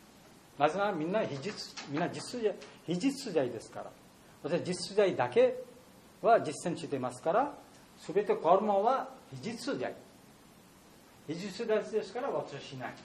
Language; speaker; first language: Japanese; non-native, learner; Bangla